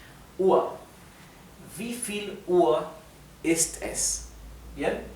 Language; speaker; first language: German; non-native, fluent; Spanish